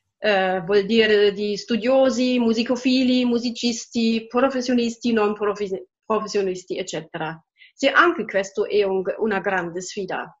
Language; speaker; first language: Italian; non-native, fluent; German